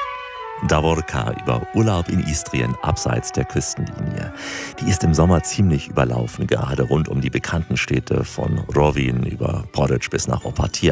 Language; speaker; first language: German; native; German